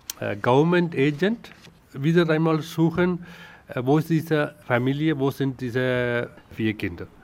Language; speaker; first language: German; non-native, learner; Tamil